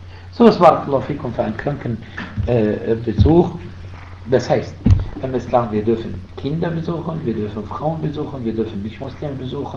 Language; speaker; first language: German; non-native, fluent; Arabic